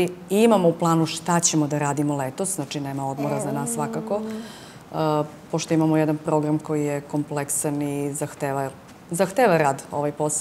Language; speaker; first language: Serbian; native; Serbian